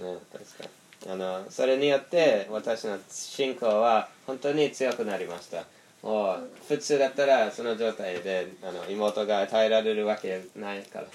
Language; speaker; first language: Japanese; non-native, fluent; English